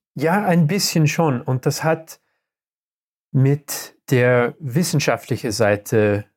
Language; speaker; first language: German; non-native, fluent; English